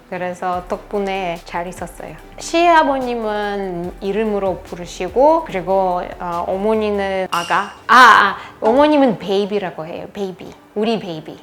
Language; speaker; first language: Korean; non-native, fluent; Russian